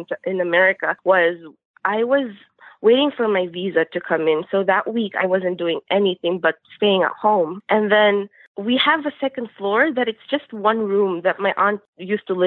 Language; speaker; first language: English; non-native, local second language; Filipino